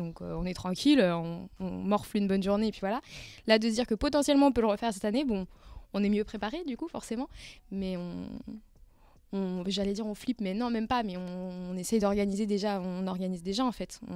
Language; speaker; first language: French; native; French